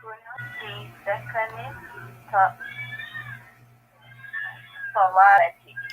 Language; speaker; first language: Arabic; non-native, learner; English